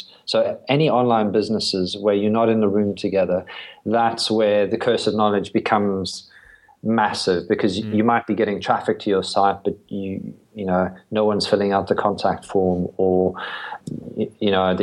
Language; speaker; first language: English; native; English